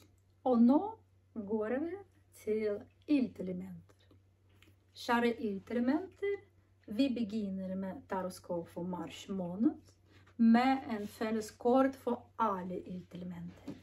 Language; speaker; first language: Norwegian; non-native, learner; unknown